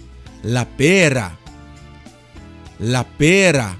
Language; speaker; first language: Spanish; non-native, fluent; Dutch